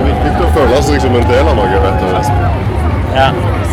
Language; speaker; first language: Norwegian; native; Norwegian